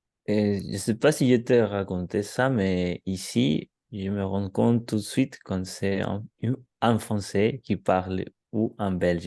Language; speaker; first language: French; non-native, learner; Spanish